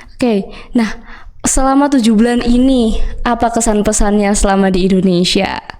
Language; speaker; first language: Indonesian; native; Indonesian